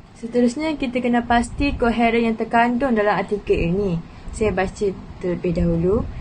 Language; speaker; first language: Malay; native; Malay